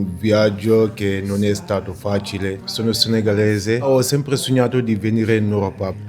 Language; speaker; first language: Italian; non-native, learner; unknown